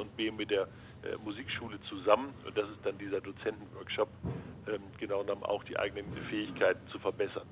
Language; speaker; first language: German; native; German